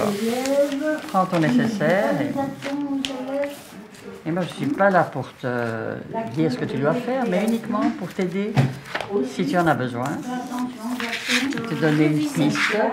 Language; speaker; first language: French; native; French